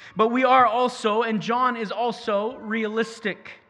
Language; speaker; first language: English; native; English